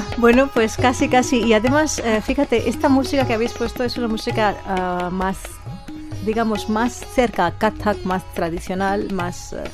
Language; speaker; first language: Spanish; non-native, fluent; Bangla